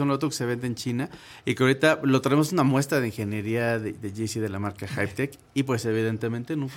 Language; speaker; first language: Spanish; native; Spanish